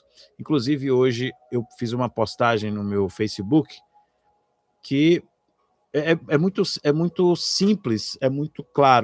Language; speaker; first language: Portuguese; native; Portuguese